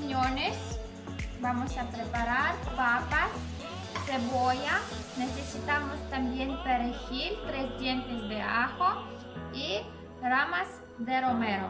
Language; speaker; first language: Spanish; non-native, learner; Polish